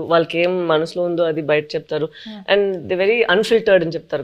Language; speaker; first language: Telugu; non-native, fluent; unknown